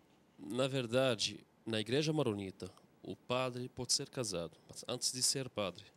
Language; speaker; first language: Portuguese; non-native, fluent; Arabic